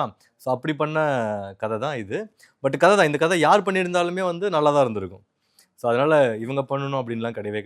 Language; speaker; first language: Tamil; native; Tamil